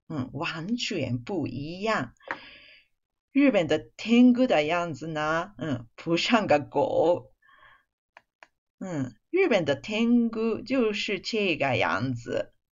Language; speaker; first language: Chinese; non-native, fluent; Japanese